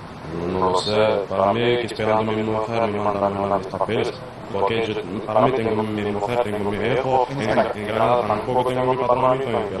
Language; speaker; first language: Spanish; non-native, learner; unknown